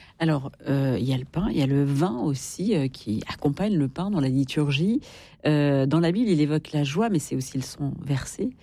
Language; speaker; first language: French; native; French